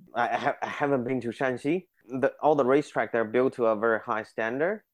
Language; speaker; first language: English; non-native, fluent; Chinese